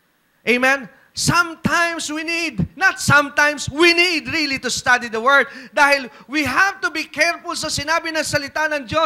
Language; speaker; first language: Filipino; native; Filipino